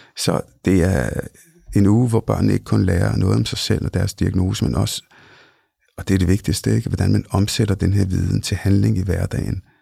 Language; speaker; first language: Danish; early bilingual, other home language; Punjabi